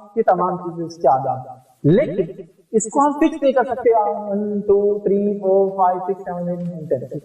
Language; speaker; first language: Urdu; native; Urdu